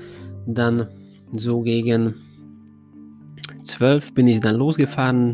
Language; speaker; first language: German; non-native, fluent; Hungarian